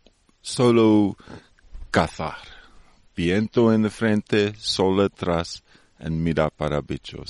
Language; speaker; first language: Spanish; non-native, learner; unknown